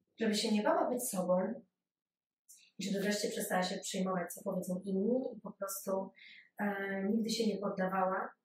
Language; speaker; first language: Polish; early bilingual, other home language; Ukrainian